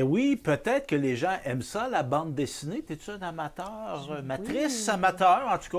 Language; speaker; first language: French; native; French